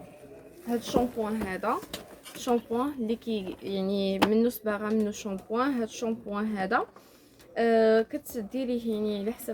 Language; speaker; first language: Arabic; native; Arabic